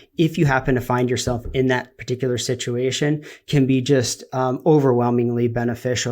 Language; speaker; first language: English; native; English